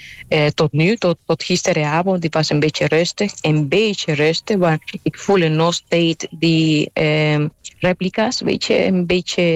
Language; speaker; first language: Dutch; non-native, fluent; Spanish